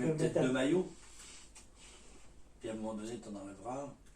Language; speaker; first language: French; native; French